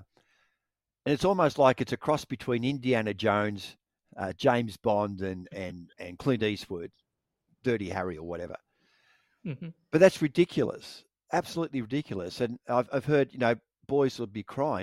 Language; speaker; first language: English; native; English